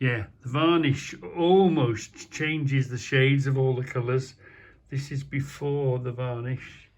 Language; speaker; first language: English; native; English